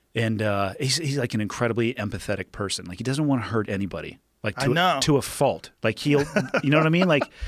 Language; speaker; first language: English; native; English